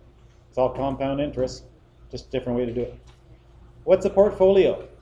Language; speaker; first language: English; native; English